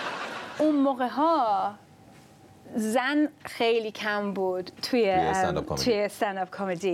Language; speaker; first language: Persian; early bilingual, other home language; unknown